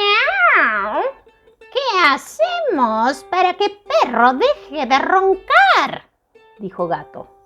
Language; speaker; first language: Spanish; native; Spanish